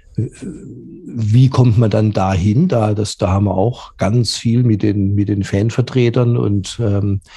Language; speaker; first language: German; native; German